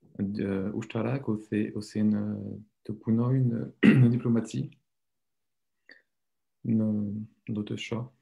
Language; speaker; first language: Albanian; non-native, learner; French